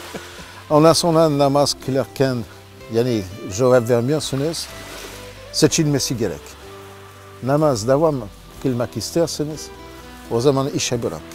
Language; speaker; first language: Turkish; non-native, learner; French